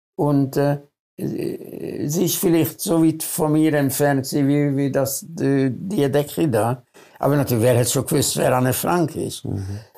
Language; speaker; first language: German; early bilingual, other home language; Hungarian